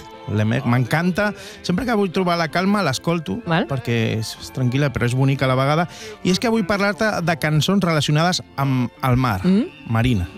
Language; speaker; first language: Catalan; native; Catalan